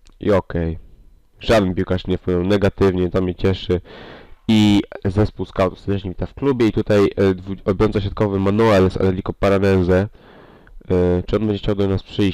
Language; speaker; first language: Polish; native; Polish